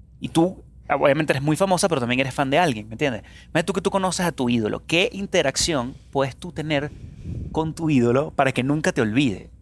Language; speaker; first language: Spanish; native; Spanish